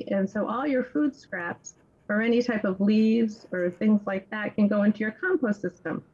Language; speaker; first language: English; native; English